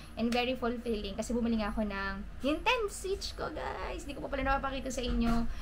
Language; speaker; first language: Filipino; native; Filipino